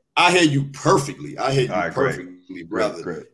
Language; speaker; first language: English; native; English